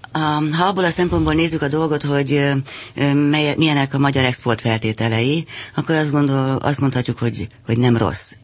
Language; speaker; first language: Hungarian; native; Hungarian